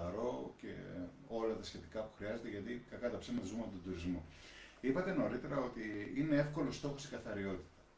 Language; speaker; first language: Greek; native; Greek